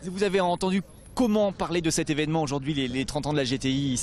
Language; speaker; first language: French; native; French